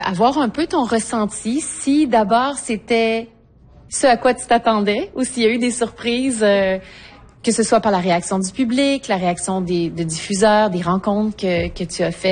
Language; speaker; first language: French; native; French